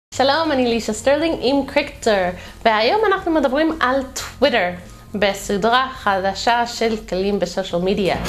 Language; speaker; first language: Hebrew; non-native, fluent; English